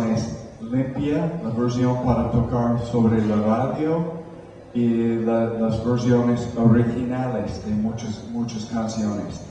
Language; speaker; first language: Spanish; non-native, fluent; English